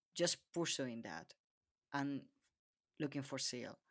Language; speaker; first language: English; non-native, fluent; Spanish